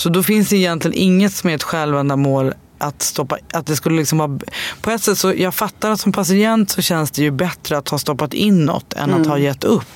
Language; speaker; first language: Swedish; native; Swedish